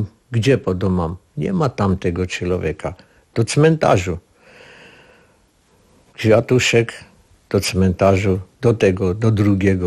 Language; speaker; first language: Polish; non-native, learner; Armenian